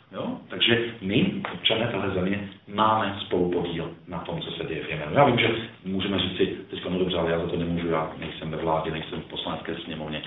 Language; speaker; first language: Czech; early bilingual, other home language; Croatian